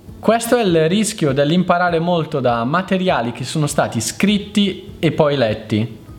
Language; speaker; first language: Italian; native; Italian